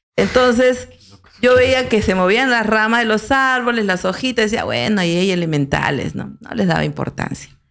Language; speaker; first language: Spanish; native; Spanish